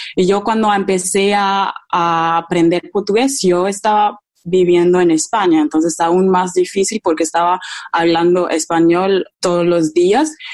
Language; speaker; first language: Spanish; non-native, fluent; German